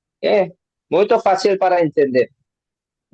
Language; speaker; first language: Portuguese; non-native, learner; Hindi